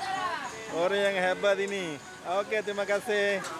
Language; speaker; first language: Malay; non-native, learner; Urdu